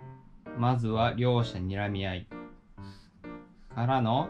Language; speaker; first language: Japanese; native; Japanese